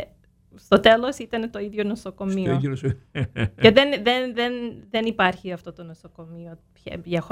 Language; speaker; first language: Greek; early bilingual, heritage; Greek